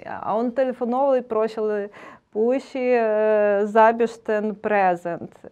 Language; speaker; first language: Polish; non-native, learner; Ukrainian